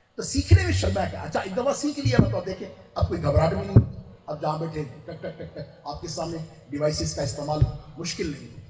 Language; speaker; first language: Urdu; non-native, local second language; Sindhi